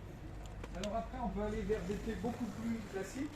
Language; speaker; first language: French; native; French